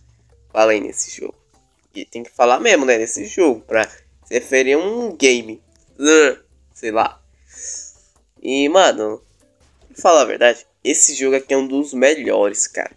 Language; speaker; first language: Portuguese; native; Portuguese